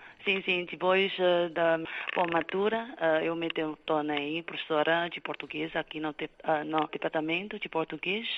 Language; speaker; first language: Portuguese; non-native, fluent; Chinese